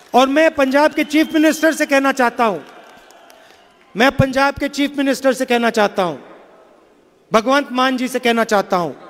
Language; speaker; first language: Hindi; native; Hindi